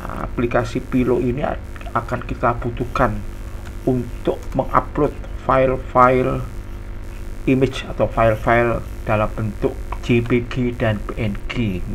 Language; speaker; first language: Indonesian; native; Indonesian